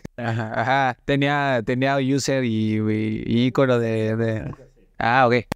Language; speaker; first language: Spanish; native; Spanish